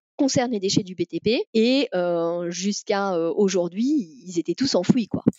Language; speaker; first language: French; native; French